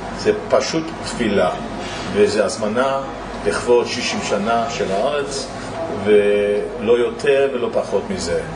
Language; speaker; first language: Hebrew; non-native, fluent; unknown